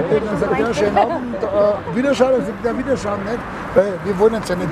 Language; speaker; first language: German; native; German